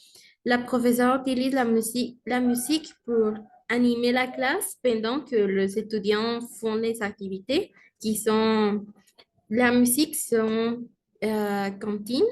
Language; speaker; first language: French; non-native, learner; Spanish